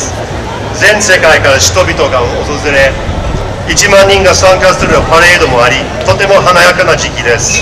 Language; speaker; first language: Japanese; non-native, fluent; English